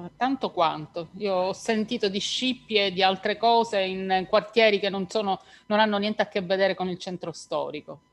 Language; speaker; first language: Italian; native; Italian